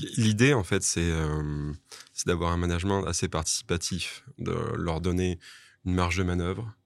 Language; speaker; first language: French; native; French